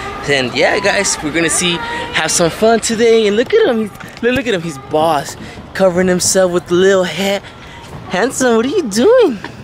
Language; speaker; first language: English; early bilingual, other home language; Spanish